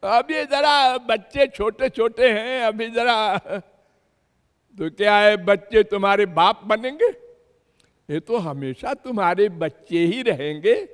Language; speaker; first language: Hindi; native; Hindi